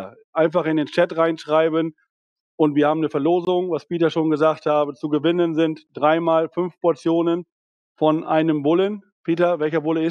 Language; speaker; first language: German; native; German